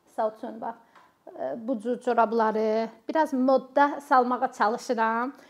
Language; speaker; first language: Azerbaijani; non-native, fluent; English